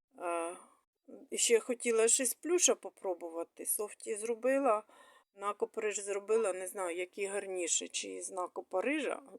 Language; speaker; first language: Ukrainian; non-native, local second language; Russian